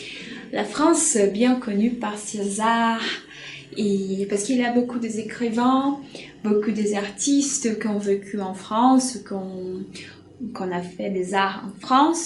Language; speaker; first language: French; non-native, fluent; Portuguese